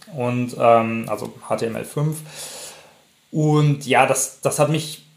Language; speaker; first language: German; native; German